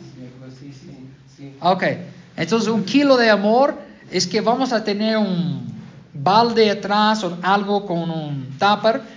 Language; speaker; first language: Spanish; non-native, fluent; English